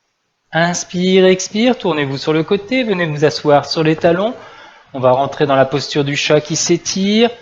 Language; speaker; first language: French; native; French